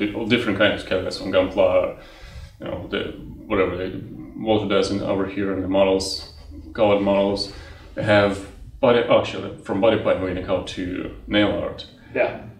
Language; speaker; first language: English; non-native, fluent; Russian